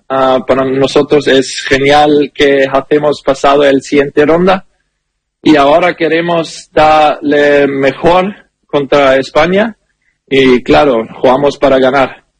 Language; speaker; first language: Spanish; non-native, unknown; German